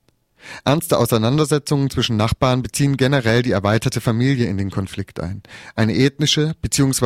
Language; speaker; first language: German; native; German